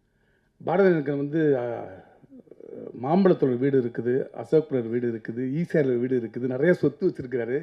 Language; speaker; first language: Tamil; native; Tamil